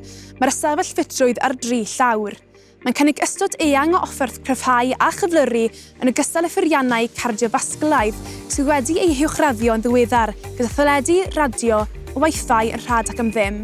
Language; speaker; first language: Welsh; native; Welsh